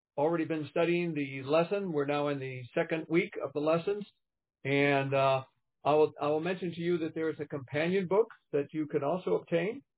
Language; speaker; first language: English; native; English